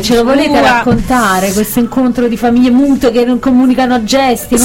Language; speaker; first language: Italian; native; Italian